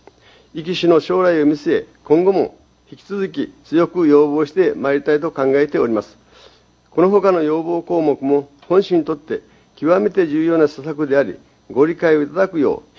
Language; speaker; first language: Japanese; native; Japanese